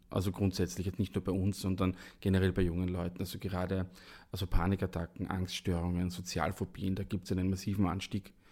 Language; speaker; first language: German; native; German